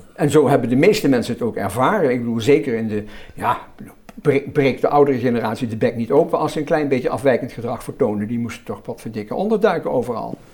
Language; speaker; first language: Dutch; native; Dutch